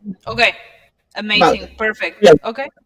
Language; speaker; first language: English; non-native, learner; Spanish